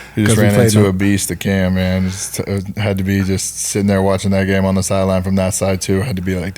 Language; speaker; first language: English; native; English